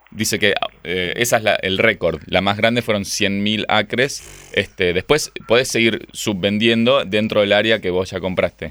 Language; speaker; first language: Spanish; native; Spanish